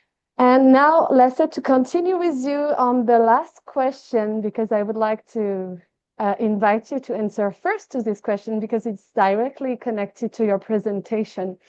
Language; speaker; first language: English; non-native, fluent; French